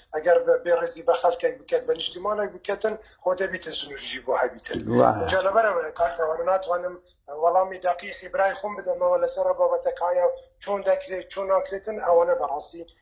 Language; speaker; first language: Central Kurdish; non-native, local second language; Kurdish